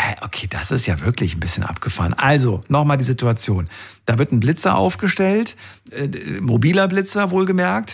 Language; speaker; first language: German; native; German